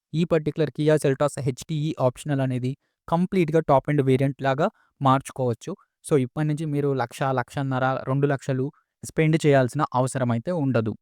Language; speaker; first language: Telugu; native; Telugu